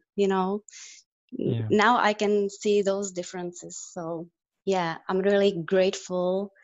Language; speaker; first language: English; non-native, fluent; Czech